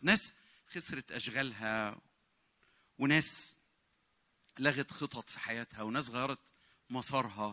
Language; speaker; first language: Arabic; native; Arabic